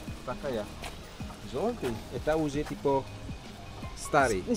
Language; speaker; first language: Russian; non-native, learner; Indonesian